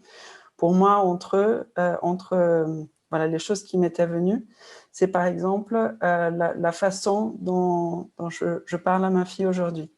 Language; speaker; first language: French; non-native, fluent; Portuguese